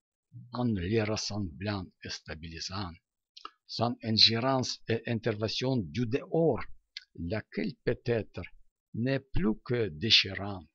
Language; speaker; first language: French; non-native, learner; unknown